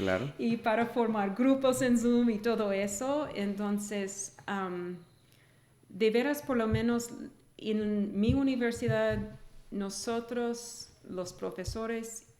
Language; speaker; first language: Spanish; non-native, fluent; English